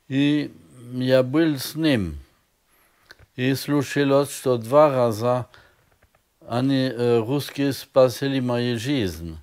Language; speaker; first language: Russian; non-native, learner; French